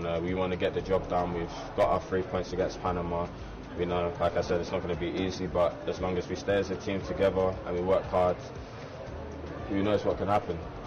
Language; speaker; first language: English; native; English